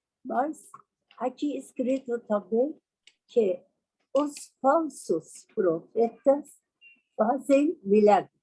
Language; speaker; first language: Portuguese; non-native, learner; Persian